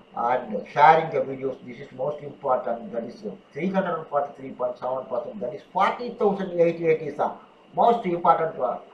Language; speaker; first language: English; non-native, local second language; Tamil